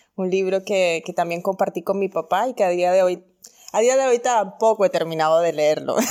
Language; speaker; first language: Spanish; native; Spanish